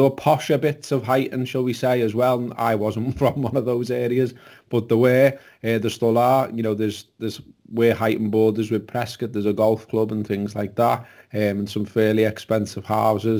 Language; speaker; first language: English; native; English